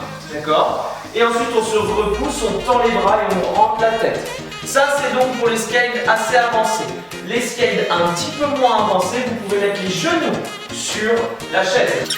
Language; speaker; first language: French; native; French